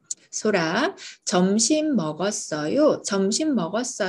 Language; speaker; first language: Korean; native; Korean